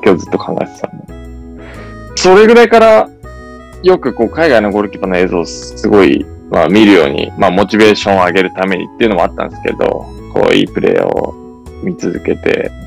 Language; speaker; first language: Japanese; native; Japanese